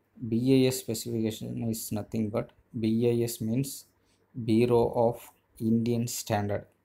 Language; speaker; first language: English; non-native, local second language; Tamil